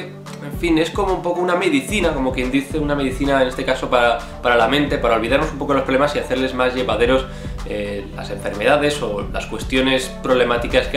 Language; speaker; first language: Spanish; native; Spanish